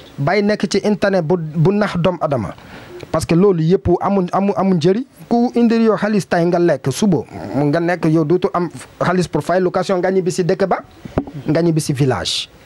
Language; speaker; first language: Wolof; non-native, learner; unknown